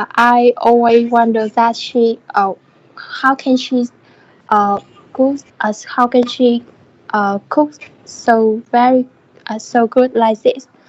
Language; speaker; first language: English; non-native, learner; Vietnamese